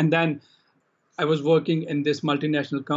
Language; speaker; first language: English; non-native, local second language; Kashmiri